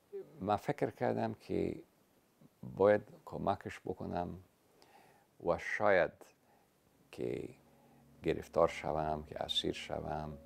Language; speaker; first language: Persian; non-native, fluent; English